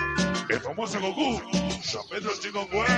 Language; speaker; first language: Spanish; native; Spanish